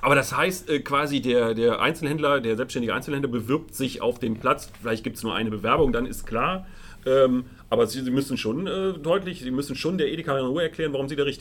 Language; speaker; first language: German; native; German